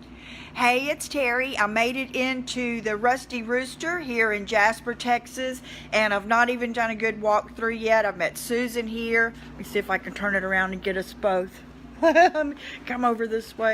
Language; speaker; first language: English; native; English